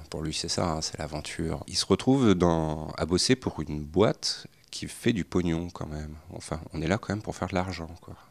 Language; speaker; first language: French; native; French